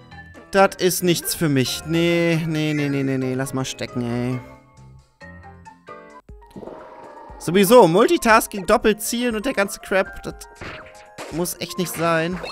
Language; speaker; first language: German; native; German